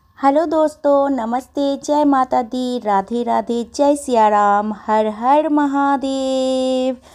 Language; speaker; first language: Hindi; non-native, local second language; Bangla